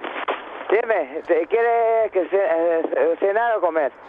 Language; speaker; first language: Spanish; non-native, learner; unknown